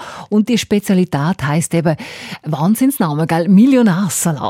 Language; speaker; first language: German; native; German